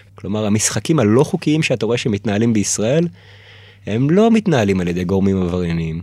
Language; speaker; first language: Hebrew; early bilingual, other home language; Russian